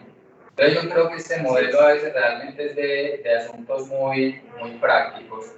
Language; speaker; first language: Spanish; native; Spanish